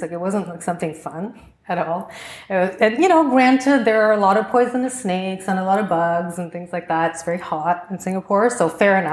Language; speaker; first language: English; native; English